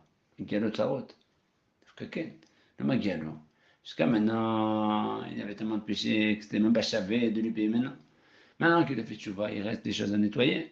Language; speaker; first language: French; native; French